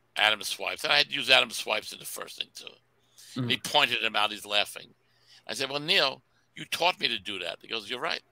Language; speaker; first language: English; native; English